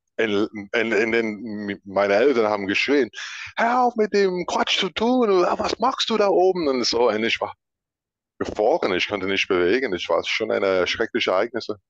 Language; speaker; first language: German; non-native, fluent; English